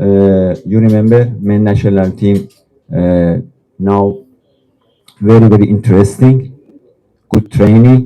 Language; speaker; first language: English; non-native, learner; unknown